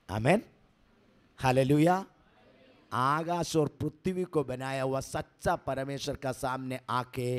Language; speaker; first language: Hindi; non-native, local second language; Malayalam